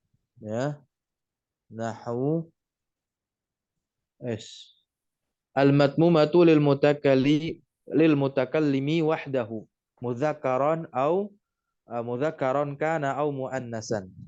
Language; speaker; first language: Arabic; non-native, fluent; Indonesian